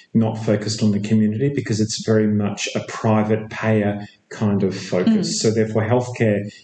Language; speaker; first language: English; native; English